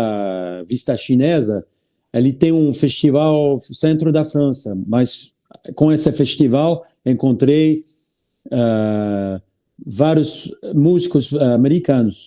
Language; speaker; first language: Portuguese; non-native, learner; French